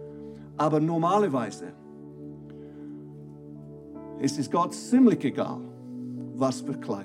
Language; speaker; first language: German; non-native, fluent; English